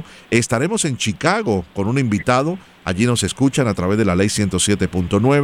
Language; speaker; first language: Spanish; native; Spanish